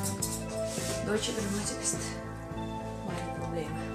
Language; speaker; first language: German; non-native, learner; Russian